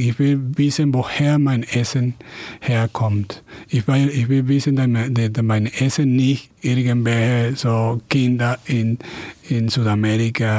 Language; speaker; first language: German; non-native, fluent; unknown